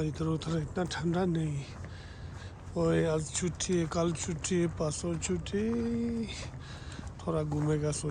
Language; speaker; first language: Hindi; non-native, local second language; Tibetan